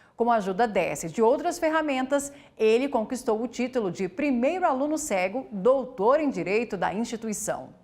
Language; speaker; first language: Portuguese; native; Portuguese